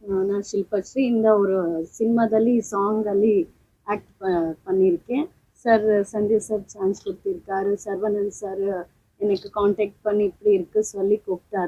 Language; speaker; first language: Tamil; non-native, learner; Kannada